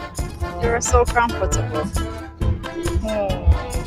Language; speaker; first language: English; non-native, fluent; Russian